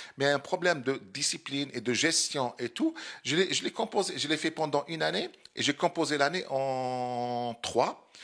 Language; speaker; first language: French; non-native, local second language; Arabic